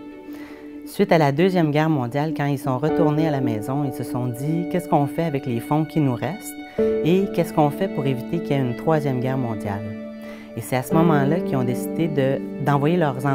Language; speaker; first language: French; native; French